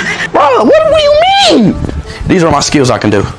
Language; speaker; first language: English; native; English